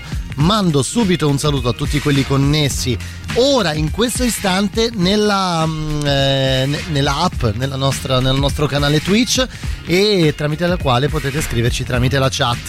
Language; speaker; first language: Italian; native; Italian